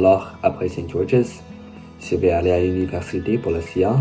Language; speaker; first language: French; non-native, learner; English